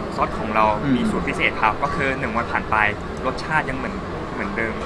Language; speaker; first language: Thai; non-native, fluent; Korean